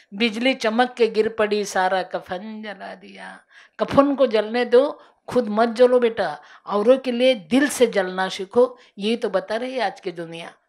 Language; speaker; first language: Hindi; non-native, local second language; Marathi